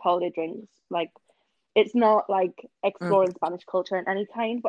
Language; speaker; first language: English; native; English